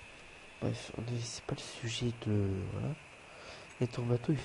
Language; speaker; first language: French; native; French